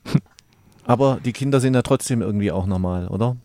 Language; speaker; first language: German; native; German